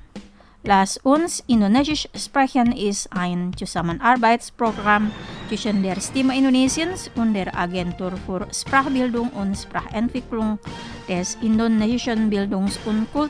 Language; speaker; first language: German; non-native, fluent; Indonesian